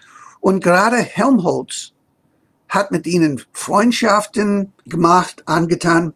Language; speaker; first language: German; non-native, fluent; English